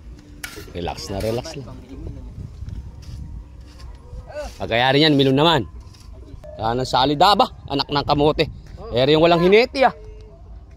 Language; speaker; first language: Filipino; native; Filipino